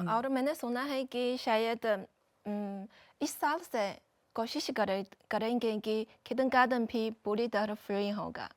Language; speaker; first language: Hindi; non-native, fluent; Chinese